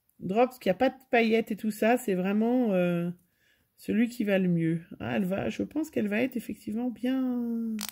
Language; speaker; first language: French; native; French